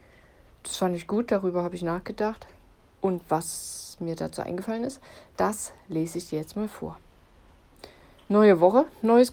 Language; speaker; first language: German; native; German